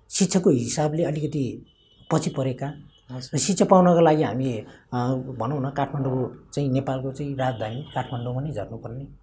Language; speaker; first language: Nepali; non-native, local second language; Eastern Tamang